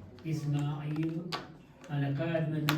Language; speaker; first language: Arabic; non-native, learner; Kashmiri